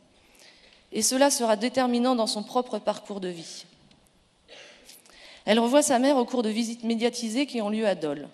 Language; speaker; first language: French; native; French